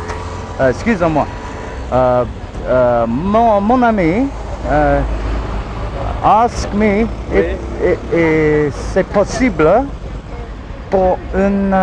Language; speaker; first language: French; non-native, learner; English